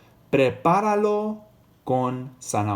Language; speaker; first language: Spanish; non-native, fluent; English